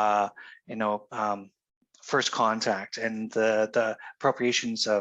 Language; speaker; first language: English; native; English